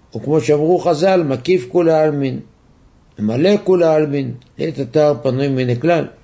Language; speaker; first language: Hebrew; native; Hebrew